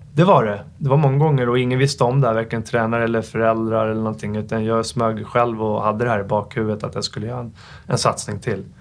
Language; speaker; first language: Swedish; native; Swedish